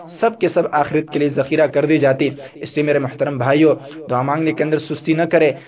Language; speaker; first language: Urdu; native; Urdu